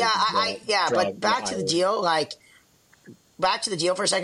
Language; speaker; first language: English; native; English